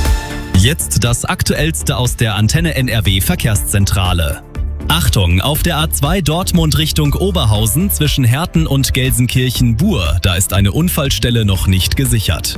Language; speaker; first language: German; native; German